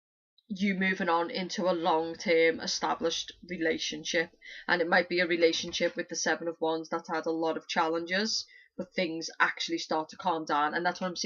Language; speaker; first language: English; native; English